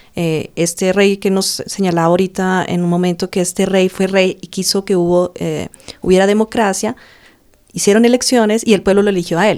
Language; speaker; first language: Spanish; native; Spanish